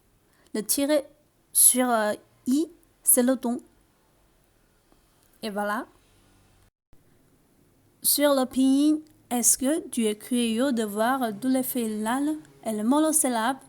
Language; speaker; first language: French; non-native, learner; Chinese